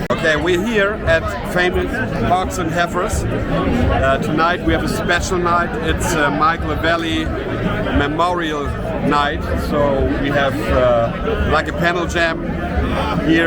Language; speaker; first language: English; non-native, fluent; German